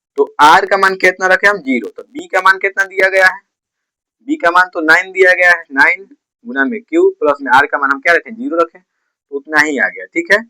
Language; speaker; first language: Hindi; native; Hindi